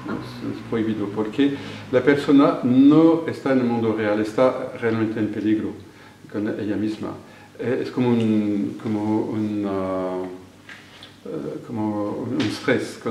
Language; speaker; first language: Spanish; non-native, fluent; French